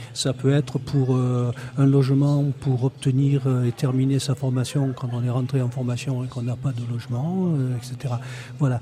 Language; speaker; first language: French; native; French